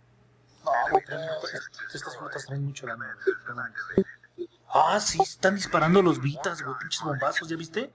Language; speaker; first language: Spanish; native; Spanish